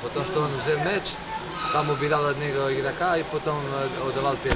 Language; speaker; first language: Russian; non-native, learner; Slovenian